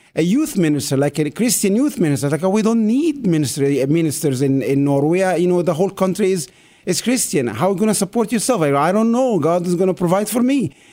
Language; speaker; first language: English; non-native, fluent; Arabic